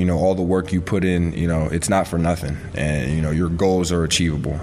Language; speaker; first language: English; native; English